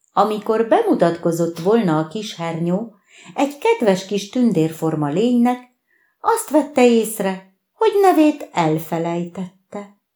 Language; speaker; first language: Hungarian; native; Hungarian